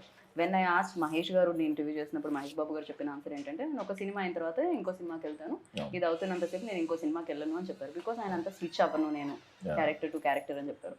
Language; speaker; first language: Telugu; native; Telugu